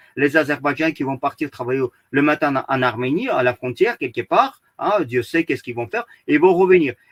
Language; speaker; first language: French; early bilingual, other home language; Azerbaijani